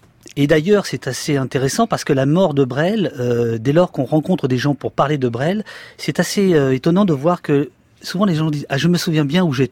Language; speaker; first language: French; native; French